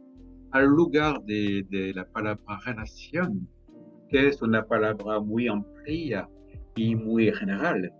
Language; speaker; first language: Spanish; non-native, fluent; French